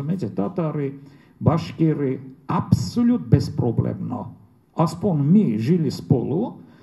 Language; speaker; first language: Slovak; non-native, fluent; Armenian